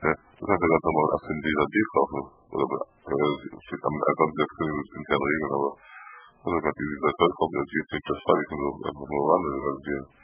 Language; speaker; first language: German; native; German